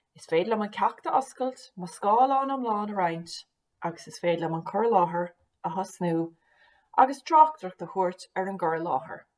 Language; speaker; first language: Irish; native; Irish